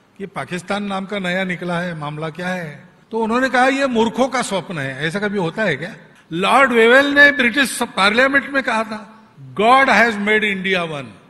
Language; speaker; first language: Hindi; non-native, local second language; Marathi